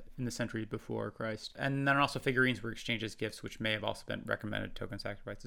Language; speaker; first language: English; native; English